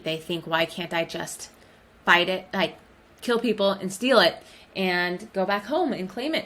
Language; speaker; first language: English; native; English